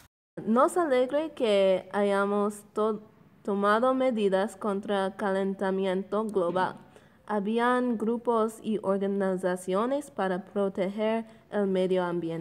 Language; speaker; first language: Spanish; non-native, learner; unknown